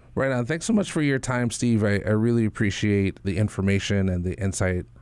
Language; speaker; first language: English; native; English